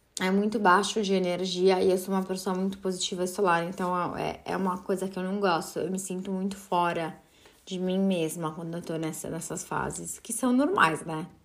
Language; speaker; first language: Portuguese; early bilingual, heritage; Portuguese